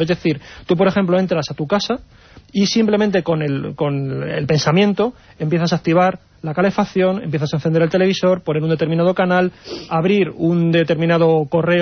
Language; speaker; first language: Spanish; native; Spanish